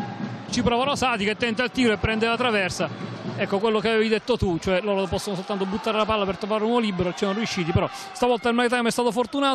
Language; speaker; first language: Italian; native; Italian